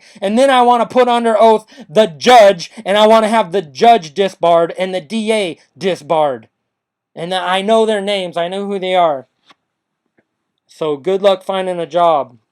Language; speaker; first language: English; native; English